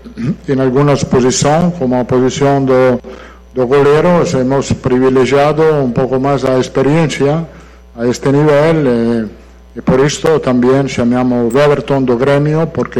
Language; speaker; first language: Portuguese; non-native, fluent; Italian